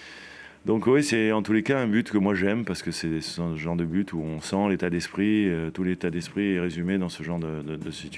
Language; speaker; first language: French; native; French